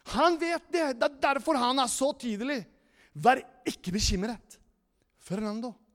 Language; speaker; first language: Norwegian; non-native, fluent; Spanish